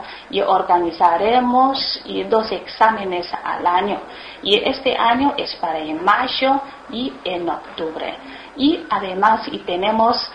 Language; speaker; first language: Spanish; non-native, learner; Chinese